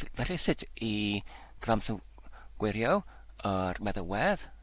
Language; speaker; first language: Welsh; non-native, learner; Polish